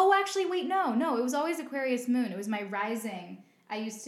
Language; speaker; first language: English; native; English